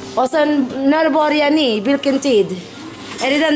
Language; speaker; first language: Swedish; non-native, learner; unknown